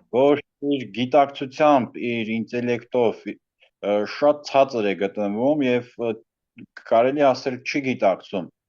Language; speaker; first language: Armenian; native; Armenian